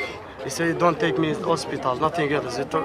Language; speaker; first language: English; non-native, learner; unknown